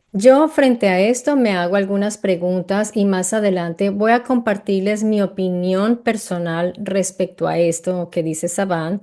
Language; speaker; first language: Spanish; native; Spanish